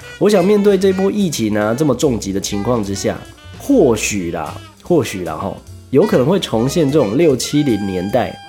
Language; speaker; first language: Chinese; native; Chinese